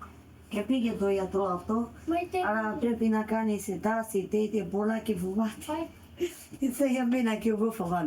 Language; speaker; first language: Greek; non-native, learner; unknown